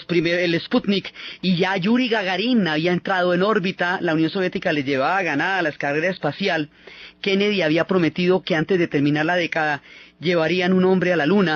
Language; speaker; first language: Spanish; native; Spanish